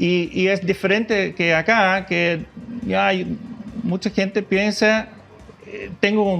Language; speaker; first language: Spanish; non-native, fluent; Dutch